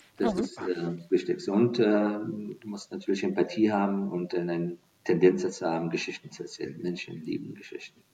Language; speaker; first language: German; non-native, fluent; Persian